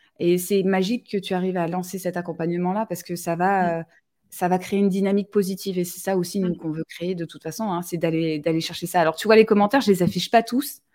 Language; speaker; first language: French; native; French